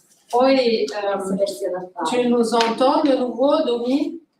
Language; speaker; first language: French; non-native, fluent; Italian